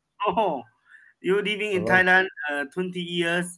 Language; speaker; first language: English; non-native, learner; Chinese